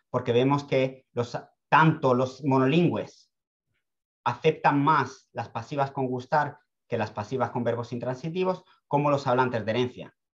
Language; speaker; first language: Spanish; native; Spanish